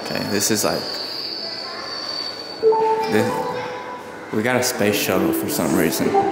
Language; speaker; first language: English; native; English